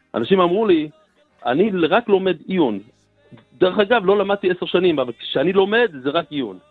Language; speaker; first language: Hebrew; non-native, fluent; English